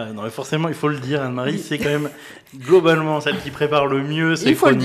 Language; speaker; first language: French; native; French